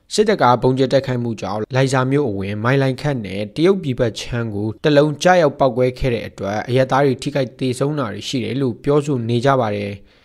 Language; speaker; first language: Burmese; non-native, local second language; Kachin